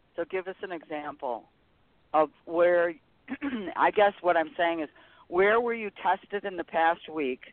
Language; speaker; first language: English; native; English